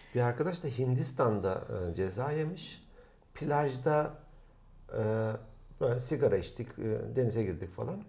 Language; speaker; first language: Turkish; native; Turkish